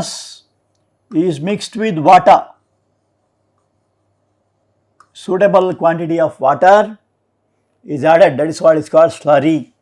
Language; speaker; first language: English; non-native, local second language; Kannada